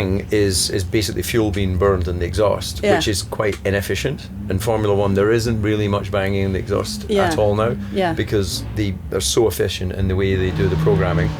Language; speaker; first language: English; native; English